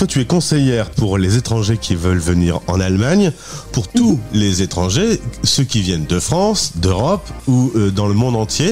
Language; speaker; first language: French; native; French